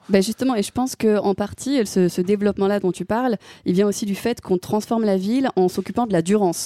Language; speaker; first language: French; native; French